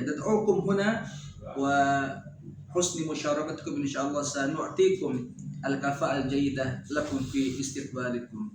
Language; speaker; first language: Arabic; non-native, learner; Indonesian